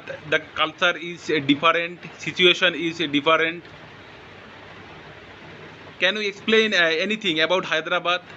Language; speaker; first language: English; non-native, learner; Bangla